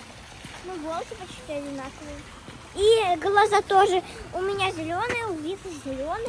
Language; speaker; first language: Russian; early bilingual, heritage; Russian